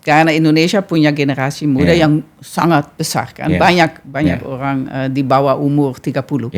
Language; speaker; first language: Indonesian; non-native, fluent; Dutch